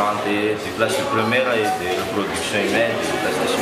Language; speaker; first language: French; non-native, local second language; Malagasy